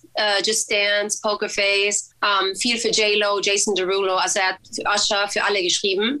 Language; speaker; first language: German; early bilingual, other home language; Albanian